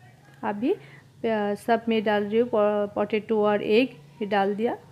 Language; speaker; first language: Hindi; non-native, local second language; Bangla